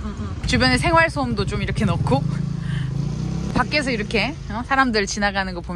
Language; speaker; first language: Korean; native; Korean